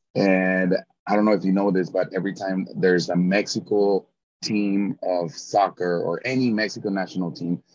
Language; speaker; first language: English; early bilingual, other home language; Spanish